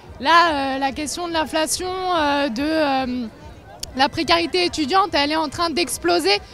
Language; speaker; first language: French; native; French